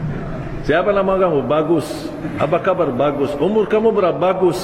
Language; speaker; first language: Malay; non-native, fluent; Arabic